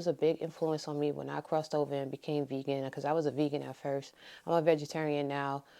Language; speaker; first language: English; native; English